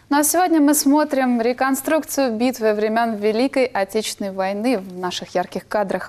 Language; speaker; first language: Russian; native; Russian